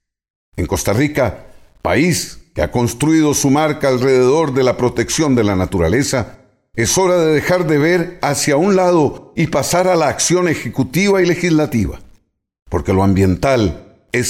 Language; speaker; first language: Spanish; native; Spanish